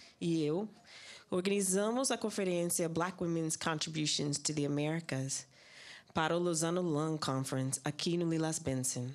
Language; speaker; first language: Portuguese; non-native, fluent; English